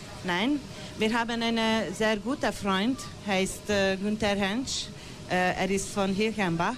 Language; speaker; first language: German; non-native, local second language; Hungarian